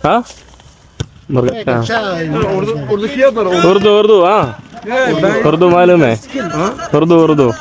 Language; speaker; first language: Hindi; non-native, learner; Malayalam